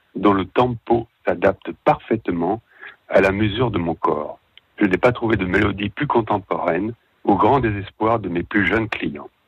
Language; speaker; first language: French; native; French